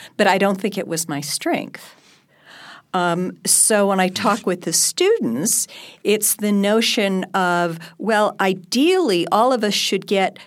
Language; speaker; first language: English; native; English